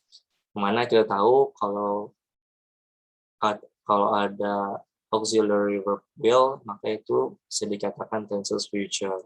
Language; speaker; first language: Indonesian; native; Indonesian